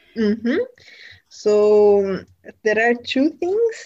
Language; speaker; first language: English; non-native, fluent; Portuguese